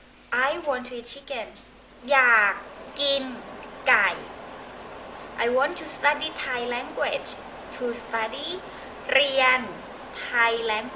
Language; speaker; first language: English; non-native, fluent; Thai